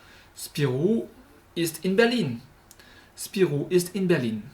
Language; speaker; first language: German; non-native, fluent; French